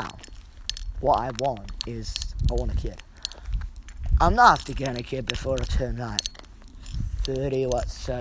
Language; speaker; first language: English; native; English